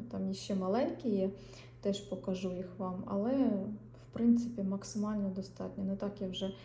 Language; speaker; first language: Ukrainian; non-native, local second language; Russian